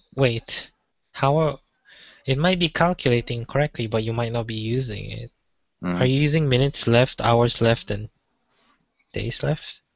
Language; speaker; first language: English; non-native, local second language; Chinese